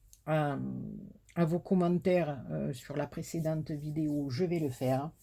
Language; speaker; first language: French; native; French